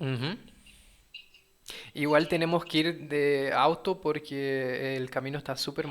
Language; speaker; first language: Spanish; early bilingual, heritage; Portuguese